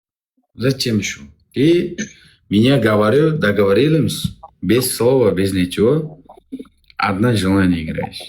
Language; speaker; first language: Russian; non-native, learner; Uzbek